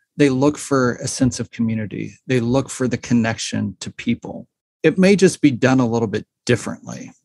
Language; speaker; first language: English; native; English